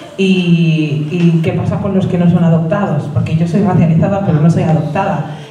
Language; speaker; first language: Spanish; native; Spanish